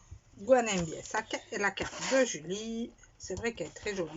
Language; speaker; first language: French; native; French